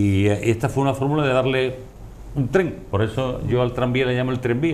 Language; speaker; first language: Spanish; native; Spanish